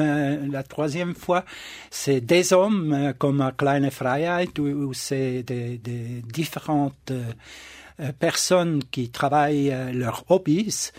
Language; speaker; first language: French; non-native, local second language; German